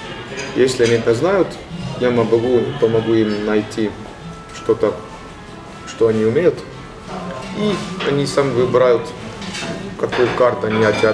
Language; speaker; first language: Russian; non-native, learner; Estonian